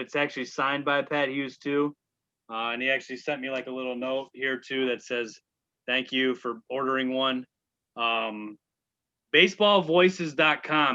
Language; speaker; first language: English; native; English